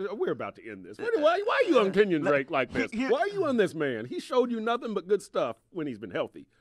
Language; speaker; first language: English; native; English